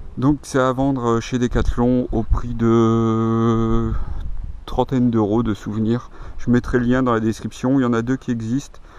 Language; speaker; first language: French; native; French